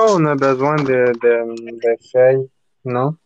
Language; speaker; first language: French; native; French